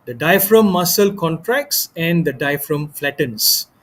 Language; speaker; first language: English; non-native, local second language; Malay